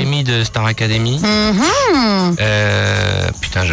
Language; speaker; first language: French; native; French